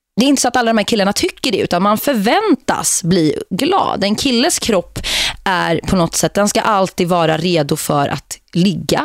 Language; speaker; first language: Swedish; native; Swedish